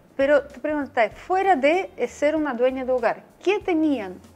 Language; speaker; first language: Spanish; non-native, fluent; Russian